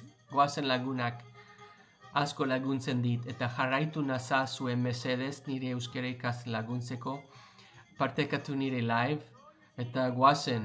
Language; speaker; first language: Basque; non-native, learner; English